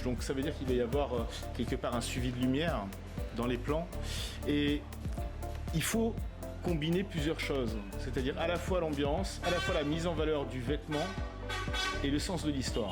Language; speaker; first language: French; native; French